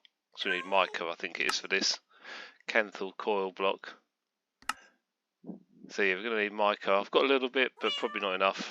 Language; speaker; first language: English; native; English